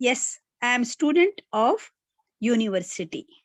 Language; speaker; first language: English; non-native, learner; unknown